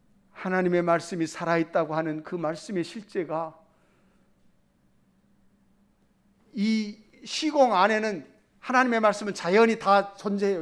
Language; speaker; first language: Korean; native; Korean